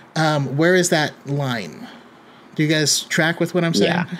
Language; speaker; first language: English; native; English